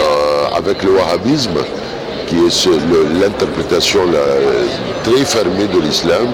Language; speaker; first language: French; non-native, fluent; Arabic